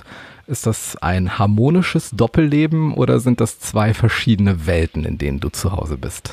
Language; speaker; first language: German; native; German